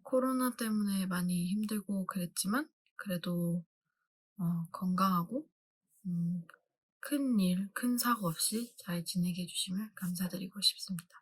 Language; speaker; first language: Korean; early bilingual, heritage; Korean